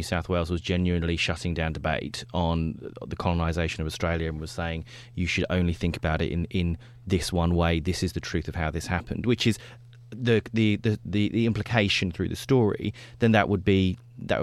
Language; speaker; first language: English; native; English